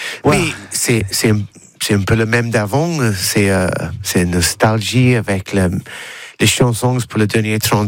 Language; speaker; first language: French; non-native, learner; English